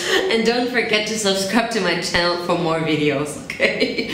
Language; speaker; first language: English; non-native, fluent; German